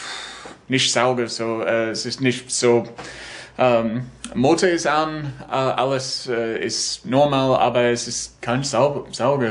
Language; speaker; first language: German; non-native, learner; English